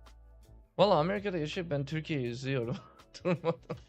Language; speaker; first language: Turkish; early bilingual, heritage; Turkish